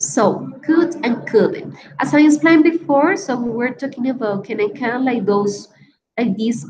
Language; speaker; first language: English; non-native, fluent; Spanish